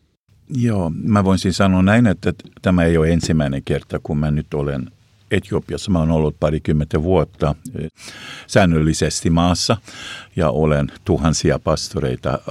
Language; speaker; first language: Finnish; non-native, local second language; Swedish